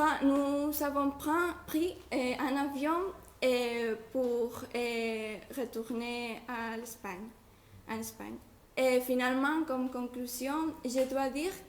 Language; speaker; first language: French; non-native, learner; Spanish